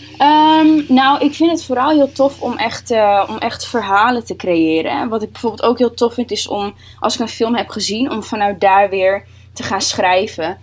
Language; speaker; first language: Dutch; early bilingual, other home language; Russian